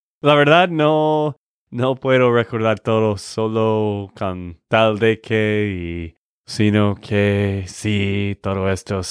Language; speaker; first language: Spanish; non-native, learner; English